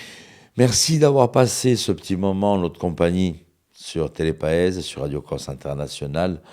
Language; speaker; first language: French; native; French